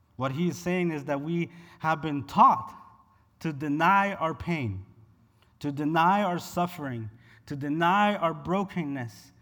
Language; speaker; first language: English; non-native, fluent; Spanish